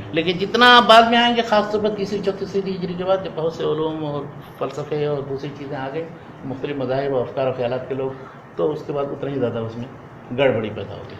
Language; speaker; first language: Urdu; native; Urdu